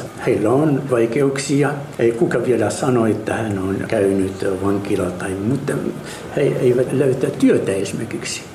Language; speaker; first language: Finnish; non-native, fluent; Arabic